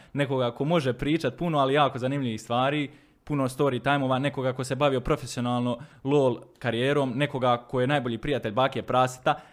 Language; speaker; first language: Croatian; native; Croatian